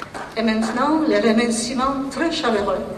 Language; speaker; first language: French; non-native, fluent; Polish